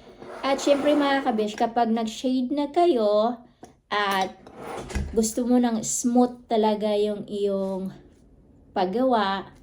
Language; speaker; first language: Filipino; non-native, local second language; Cebuano